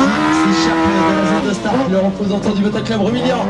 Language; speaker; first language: French; native; French